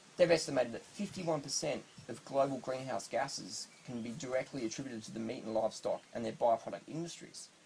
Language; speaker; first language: English; native; English